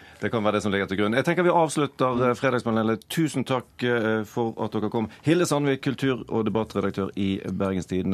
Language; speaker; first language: Norwegian; native; Norwegian